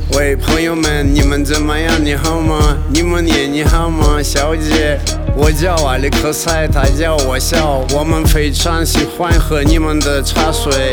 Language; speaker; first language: Chinese; non-native, learner; Russian